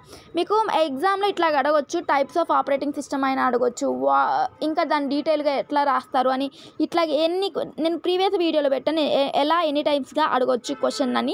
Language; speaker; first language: Telugu; native; Telugu